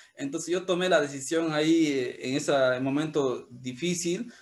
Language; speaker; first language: Spanish; native; Spanish